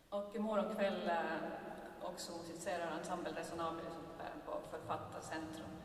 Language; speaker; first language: Swedish; non-native, fluent; Estonian